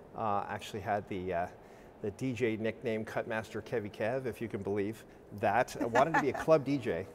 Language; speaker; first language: English; native; English